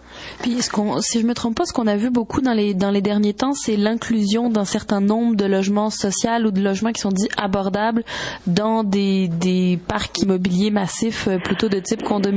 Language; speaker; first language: French; native; French